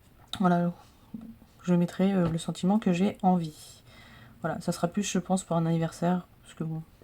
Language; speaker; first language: French; native; French